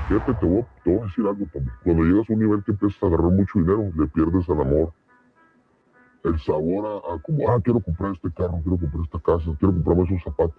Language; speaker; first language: Spanish; native; Spanish